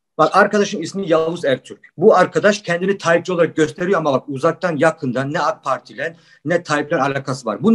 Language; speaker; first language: Turkish; early bilingual, heritage; Turkish